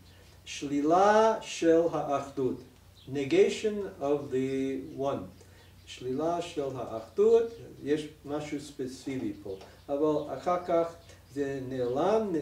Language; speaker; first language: Hebrew; non-native, fluent; English